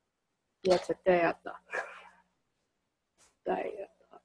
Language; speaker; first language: Japanese; non-native, learner; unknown